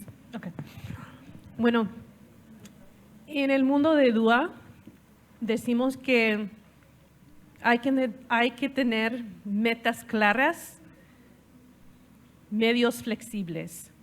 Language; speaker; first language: Spanish; non-native, learner; English